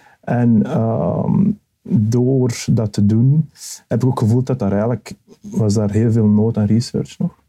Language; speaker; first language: Dutch; early bilingual, other home language; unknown